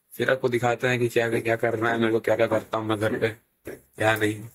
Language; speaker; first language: Hindi; non-native, local second language; Odia